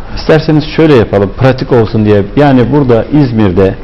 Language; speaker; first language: Turkish; native; Turkish